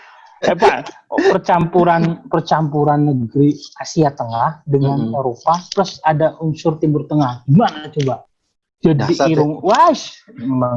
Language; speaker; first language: Indonesian; native; Indonesian